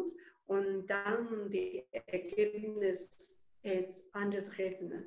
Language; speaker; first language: German; non-native, learner; Chinese